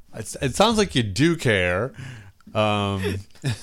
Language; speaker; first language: English; native; English